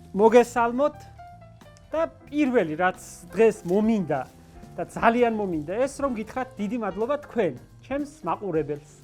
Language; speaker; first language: Georgian; native; Georgian